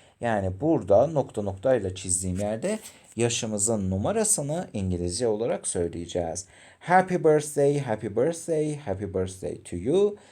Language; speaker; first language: Turkish; native; Turkish